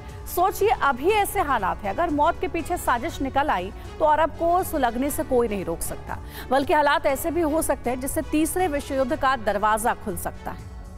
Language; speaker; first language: Hindi; native; Hindi